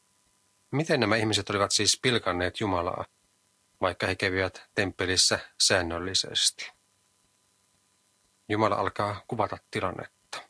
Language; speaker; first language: Finnish; native; Finnish